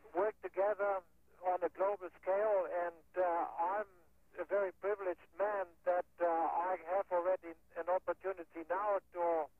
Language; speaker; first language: English; non-native, fluent; German